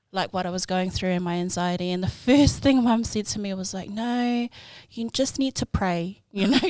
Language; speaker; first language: English; native; English